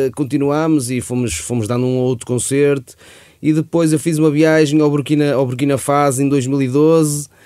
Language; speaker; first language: Portuguese; native; Portuguese